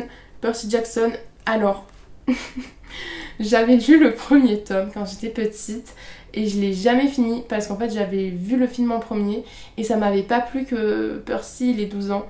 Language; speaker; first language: French; native; French